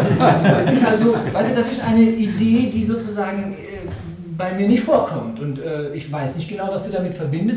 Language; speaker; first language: German; native; German